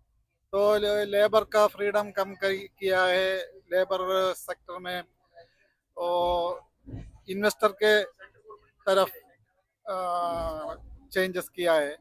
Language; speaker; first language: Hindi; non-native, local second language; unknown